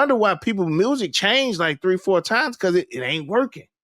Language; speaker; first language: English; native; English